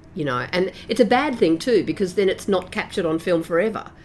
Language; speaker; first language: English; native; English